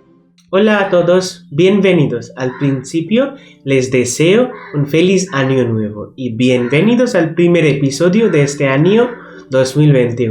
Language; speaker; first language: Spanish; non-native, learner; Bangla